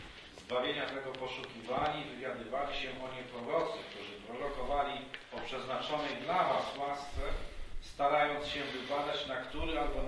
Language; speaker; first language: Polish; native; Polish